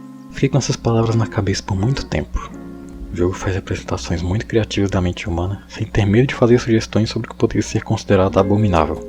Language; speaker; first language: Portuguese; native; Portuguese